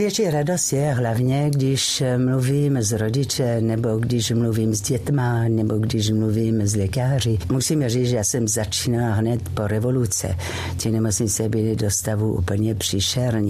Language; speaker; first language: Czech; non-native, learner; French